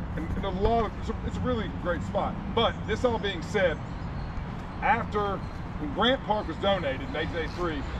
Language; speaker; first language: English; native; English